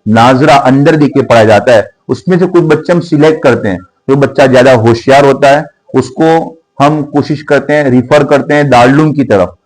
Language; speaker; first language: Urdu; non-native, local second language; Gujarati